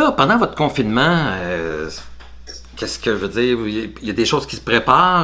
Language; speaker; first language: French; native; French